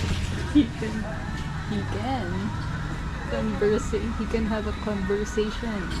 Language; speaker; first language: English; non-native, local second language; Filipino